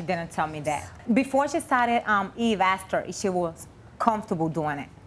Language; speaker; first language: English; native; English